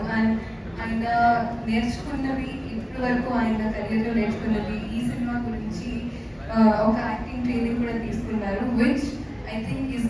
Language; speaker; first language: Telugu; non-native, fluent; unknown